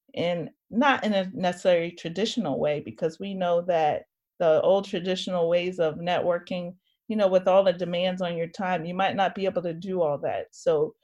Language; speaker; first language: English; native; English